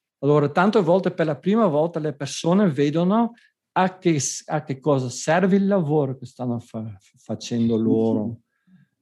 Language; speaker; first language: Italian; non-native, fluent; Dutch